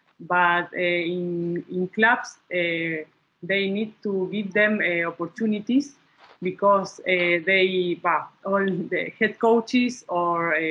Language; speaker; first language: English; non-native, learner; Spanish